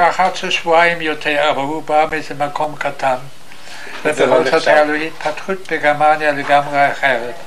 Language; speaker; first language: Hebrew; non-native, fluent; German